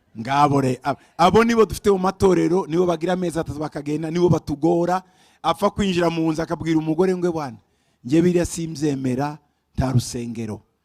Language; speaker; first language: Kinyarwanda; early bilingual, heritage; Kinyarwanda